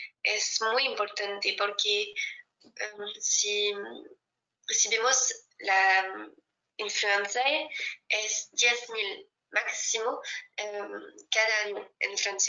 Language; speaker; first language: Spanish; non-native, fluent; French